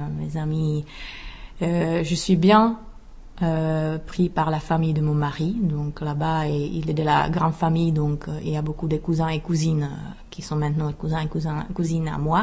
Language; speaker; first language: French; non-native, fluent; Czech